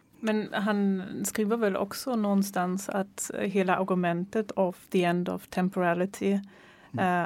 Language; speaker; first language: Swedish; non-native, fluent; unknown